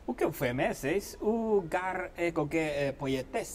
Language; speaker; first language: Greek; non-native, fluent; Spanish